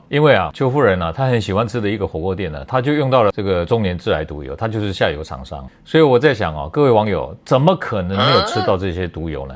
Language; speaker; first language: Chinese; native; Chinese